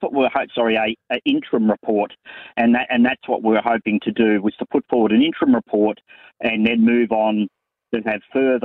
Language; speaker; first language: English; native; English